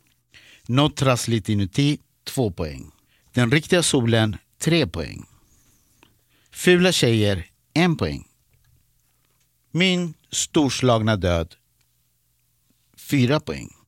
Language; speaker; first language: Swedish; native; Swedish